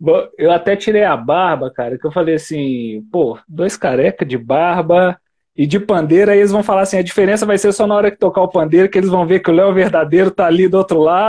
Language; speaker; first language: Portuguese; native; Portuguese